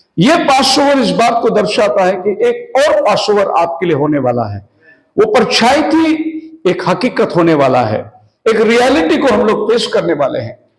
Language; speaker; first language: Hindi; non-native, local second language; Tamil